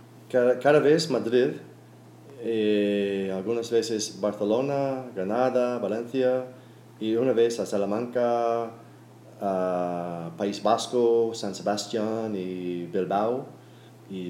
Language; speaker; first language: Spanish; non-native, learner; English